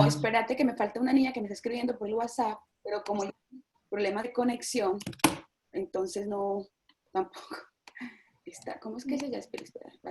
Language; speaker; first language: Spanish; native; Spanish